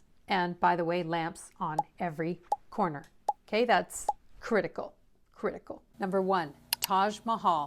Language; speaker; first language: English; native; English